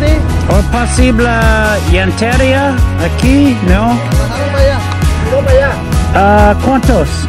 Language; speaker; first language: Spanish; non-native, learner; English